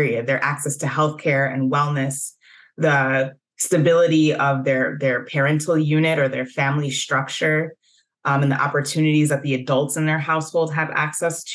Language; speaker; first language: English; native; English